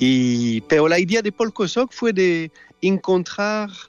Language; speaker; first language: Spanish; non-native, learner; French